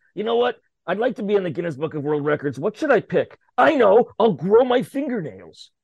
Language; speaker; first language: English; native; English